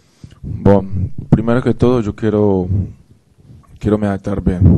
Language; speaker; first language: Portuguese; non-native, fluent; Spanish